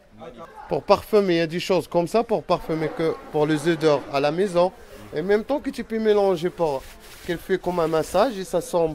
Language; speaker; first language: French; non-native, learner; Arabic